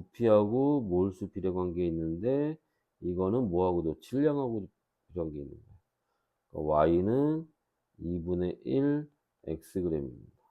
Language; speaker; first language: Korean; native; Korean